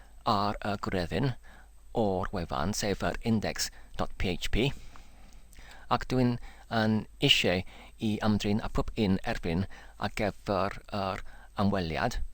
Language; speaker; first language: Welsh; non-native, learner; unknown